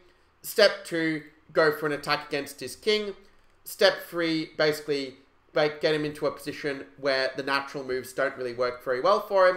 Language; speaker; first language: English; native; English